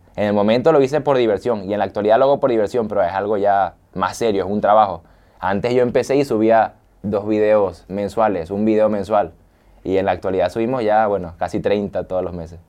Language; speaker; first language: Spanish; native; Spanish